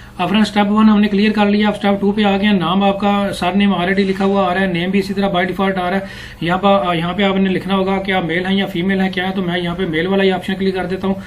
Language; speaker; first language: Urdu; non-native, local second language; Punjabi